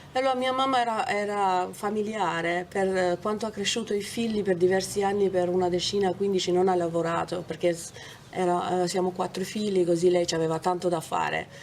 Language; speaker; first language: Italian; non-native, fluent; Albanian